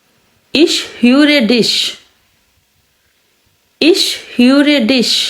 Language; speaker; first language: German; non-native, fluent; Urdu